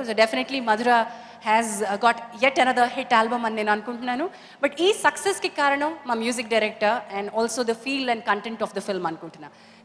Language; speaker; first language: Telugu; native; Telugu